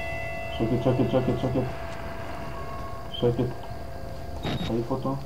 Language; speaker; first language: Hebrew; non-native, fluent; Russian